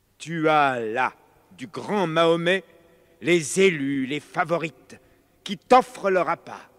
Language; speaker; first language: French; native; French